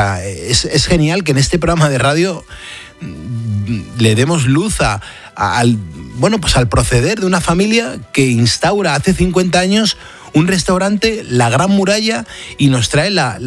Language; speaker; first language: Spanish; native; Spanish